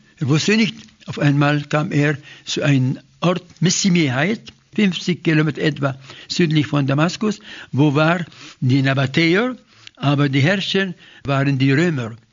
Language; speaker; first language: German; non-native, fluent; Arabic